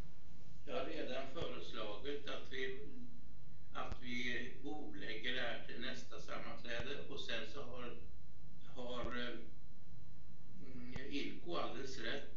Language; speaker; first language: Swedish; native; Swedish